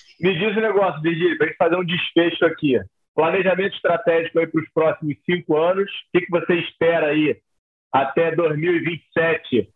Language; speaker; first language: Portuguese; native; Portuguese